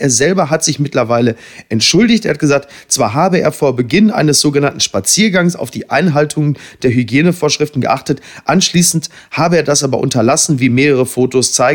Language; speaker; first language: German; native; German